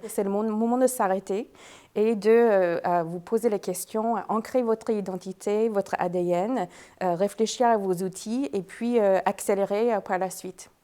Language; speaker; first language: French; non-native, fluent; English